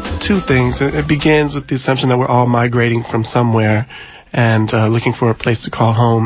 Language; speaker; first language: English; native; English